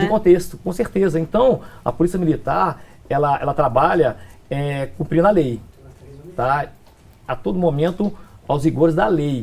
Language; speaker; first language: Portuguese; native; Portuguese